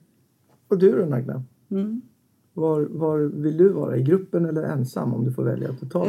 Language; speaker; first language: Swedish; native; Swedish